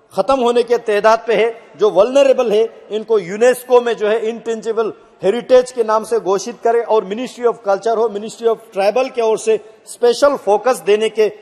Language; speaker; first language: Hindi; native; Hindi